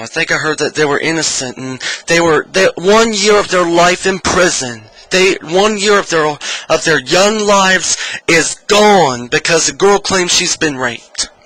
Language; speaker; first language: English; native; English